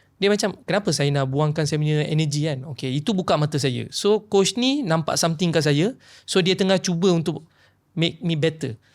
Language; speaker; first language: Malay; non-native, local second language; Tamil